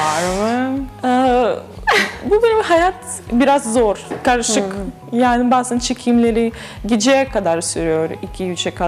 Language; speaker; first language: Turkish; non-native, learner; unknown